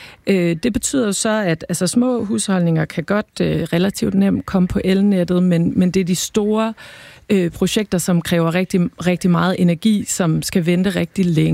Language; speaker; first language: Danish; native; Danish